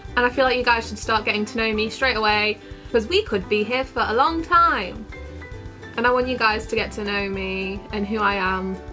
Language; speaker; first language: English; native; English